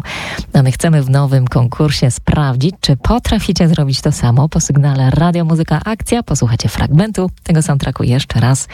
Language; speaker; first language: Polish; native; Polish